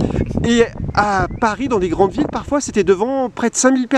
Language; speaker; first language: French; native; French